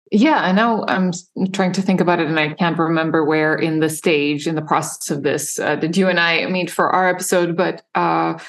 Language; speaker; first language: English; non-native, fluent; Serbian